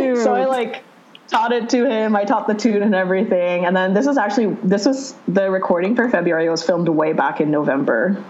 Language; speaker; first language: English; non-native, local second language; Cebuano